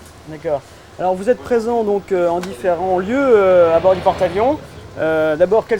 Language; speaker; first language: French; native; French